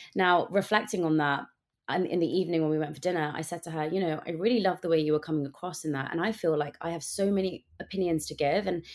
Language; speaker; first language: English; native; English